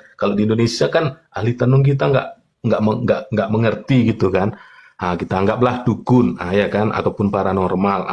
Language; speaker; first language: Indonesian; native; Indonesian